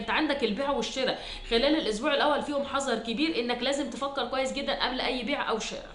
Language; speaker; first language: Arabic; native; Arabic